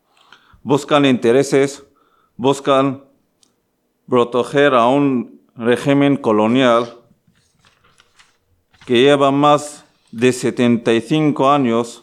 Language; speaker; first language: Spanish; non-native, learner; Arabic